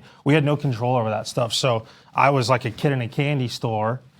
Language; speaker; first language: English; native; English